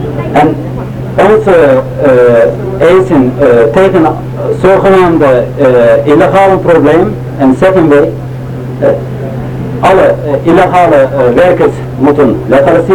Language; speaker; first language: Dutch; non-native, learner; Turkish